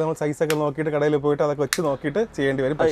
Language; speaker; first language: Malayalam; native; Malayalam